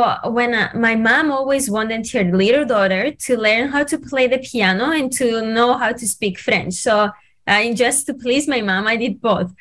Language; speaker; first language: English; non-native, fluent; Greek